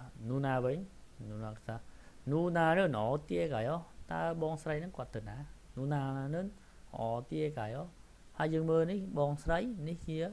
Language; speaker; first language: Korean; non-native, fluent; Khmer